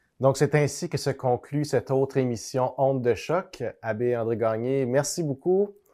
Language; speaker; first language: French; native; French